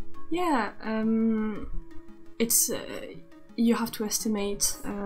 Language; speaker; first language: English; non-native, fluent; French